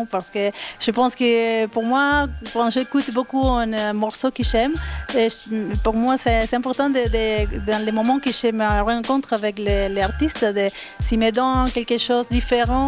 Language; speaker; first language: French; non-native, learner; Spanish